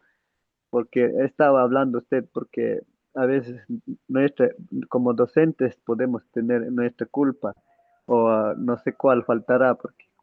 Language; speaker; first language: Spanish; non-native, local second language; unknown